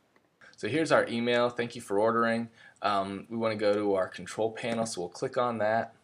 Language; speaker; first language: English; native; English